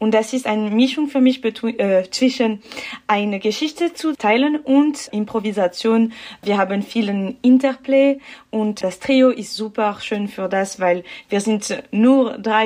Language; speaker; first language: German; non-native, learner; French